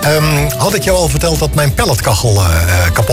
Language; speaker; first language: Dutch; native; Dutch